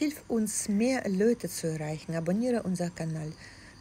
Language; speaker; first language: German; non-native, fluent; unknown